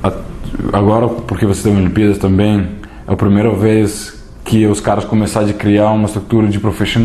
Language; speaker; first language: Portuguese; non-native, learner; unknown